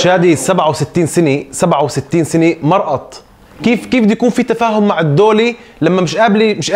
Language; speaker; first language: Arabic; native; Arabic